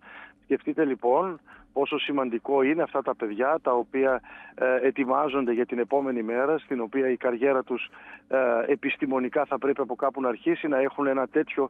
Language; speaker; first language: Greek; native; Greek